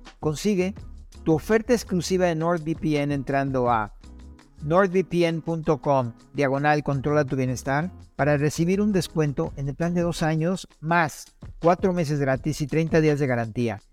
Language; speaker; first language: Spanish; native; Spanish